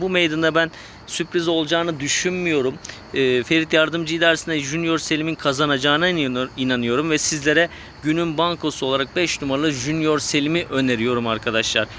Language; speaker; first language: Turkish; native; Turkish